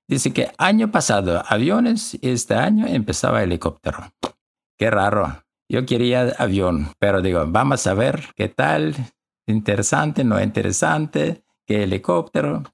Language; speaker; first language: Spanish; non-native, learner; Russian